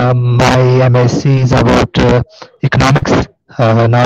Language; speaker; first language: English; non-native, learner; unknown